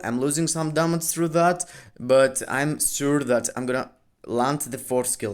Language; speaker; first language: English; non-native, fluent; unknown